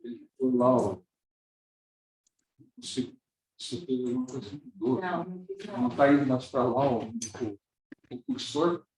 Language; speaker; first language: Portuguese; non-native, fluent; Spanish